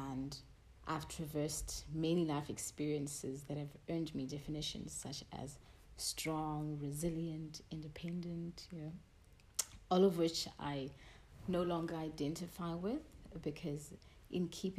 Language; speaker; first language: English; non-native, local second language; Tswana